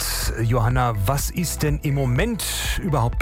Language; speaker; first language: German; native; German